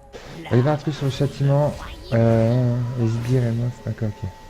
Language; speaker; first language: French; native; French